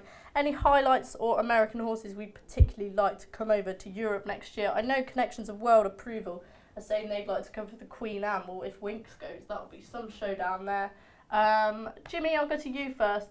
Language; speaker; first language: English; native; English